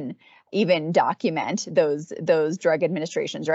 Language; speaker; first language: English; native; English